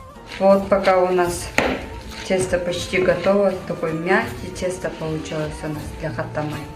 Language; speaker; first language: Russian; non-native, local second language; Kyrgyz